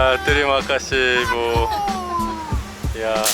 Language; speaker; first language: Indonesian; non-native, learner; Korean